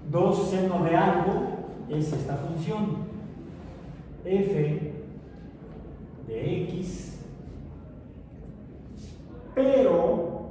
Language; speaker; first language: Spanish; native; Spanish